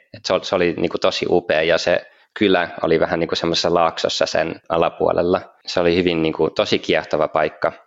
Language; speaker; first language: Finnish; native; Finnish